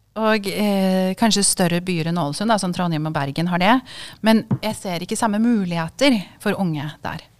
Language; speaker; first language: Norwegian; early bilingual, other home language; Kurdish